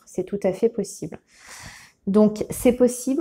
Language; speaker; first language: French; native; French